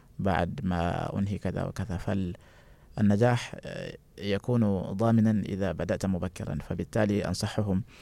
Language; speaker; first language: Arabic; non-native, fluent; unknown